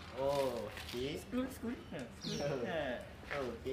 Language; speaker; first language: English; non-native, learner; Malay